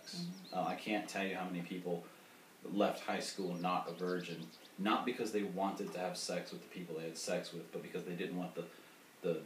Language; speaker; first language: English; native; English